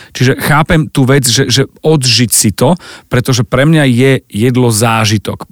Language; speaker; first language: Slovak; native; Slovak